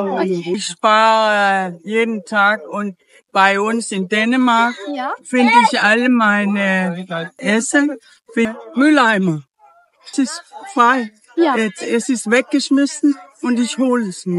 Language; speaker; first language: German; non-native, learner; Danish